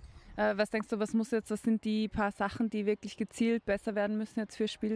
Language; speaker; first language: German; native; German